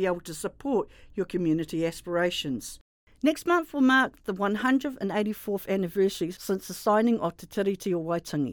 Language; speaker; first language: English; native; English